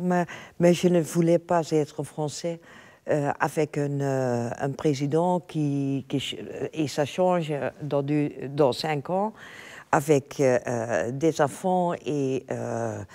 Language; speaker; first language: French; non-native, fluent; Dutch